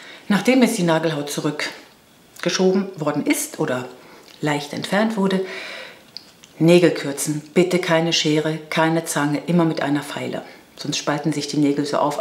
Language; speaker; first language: German; native; German